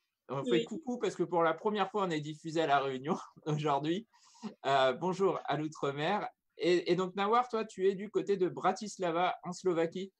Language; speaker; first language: French; native; French